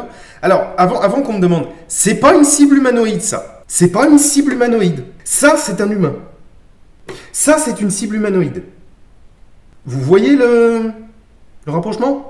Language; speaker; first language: French; native; French